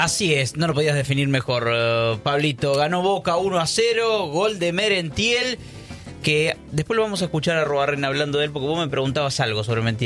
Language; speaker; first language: Spanish; native; Spanish